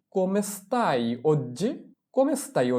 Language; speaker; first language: Italian; non-native, fluent; Bangla